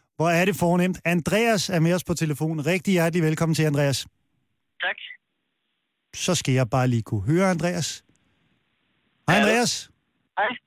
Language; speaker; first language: Danish; native; Danish